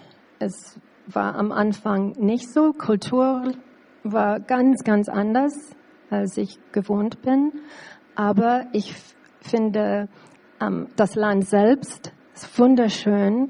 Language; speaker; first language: German; non-native, learner; English